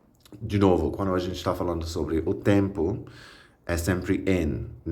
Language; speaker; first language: Portuguese; non-native, fluent; English